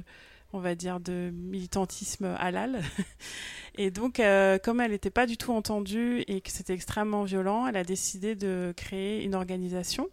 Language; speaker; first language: French; native; French